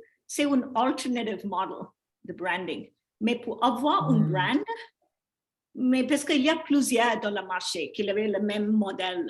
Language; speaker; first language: French; non-native, learner; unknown